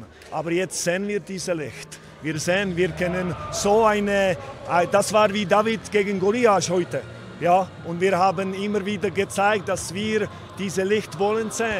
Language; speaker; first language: German; non-native, fluent; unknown